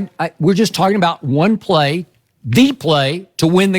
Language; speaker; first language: English; native; English